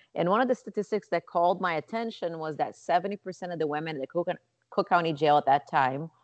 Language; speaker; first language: English; non-native, fluent; Portuguese